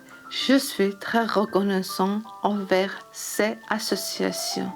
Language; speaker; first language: French; non-native, learner; Georgian